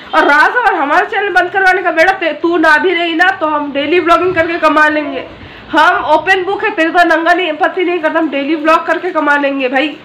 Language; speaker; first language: Hindi; non-native, local second language; Bangla